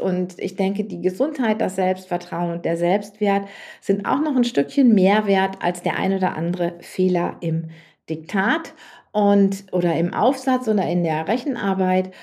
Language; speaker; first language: German; native; German